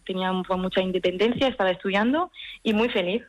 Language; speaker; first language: Spanish; early bilingual, heritage; French